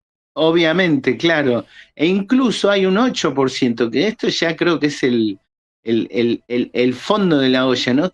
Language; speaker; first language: Spanish; native; Spanish